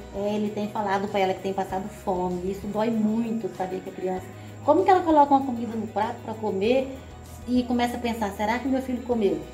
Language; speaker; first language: Portuguese; native; Portuguese